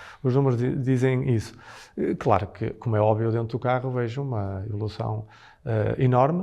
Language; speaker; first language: Portuguese; native; Portuguese